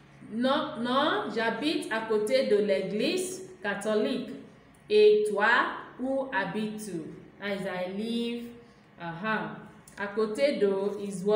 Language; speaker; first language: French; non-native, fluent; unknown